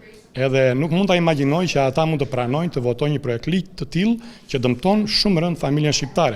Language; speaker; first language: Albanian; native; Albanian